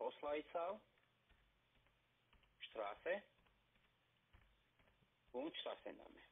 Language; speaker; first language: German; non-native, fluent; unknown